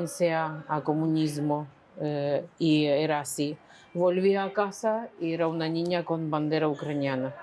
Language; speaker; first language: Spanish; non-native, fluent; Ukrainian